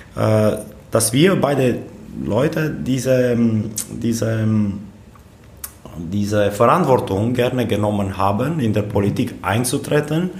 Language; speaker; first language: German; non-native, fluent; Romanian